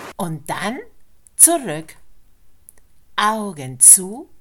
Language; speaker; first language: German; non-native, fluent; Spanish